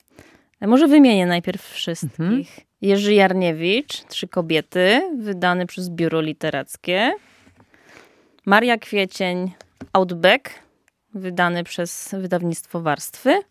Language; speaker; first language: Polish; native; Polish